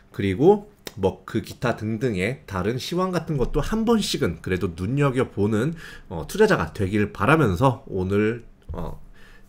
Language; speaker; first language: Korean; native; Korean